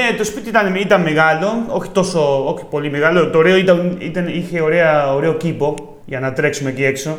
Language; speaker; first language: Greek; non-native, fluent; Spanish